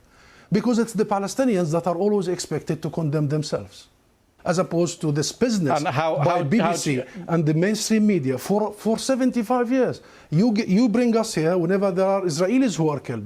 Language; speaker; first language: English; non-native, fluent; Arabic